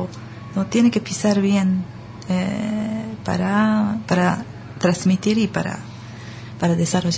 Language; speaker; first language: Spanish; early bilingual, other home language; Japanese